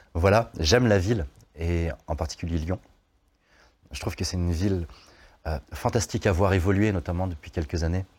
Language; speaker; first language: French; native; French